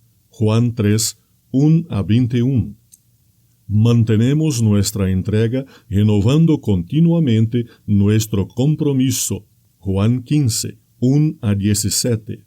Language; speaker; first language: Spanish; non-native, fluent; Portuguese